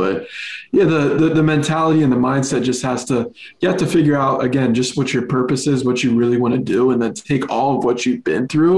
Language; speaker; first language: English; native; English